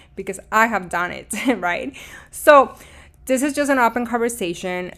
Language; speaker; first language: English; early bilingual, other home language; Spanish